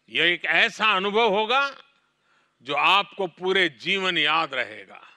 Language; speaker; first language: Hindi; non-native, local second language; Gujarati